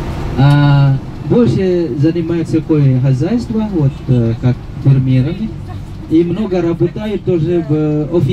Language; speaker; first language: Russian; non-native, learner; Indonesian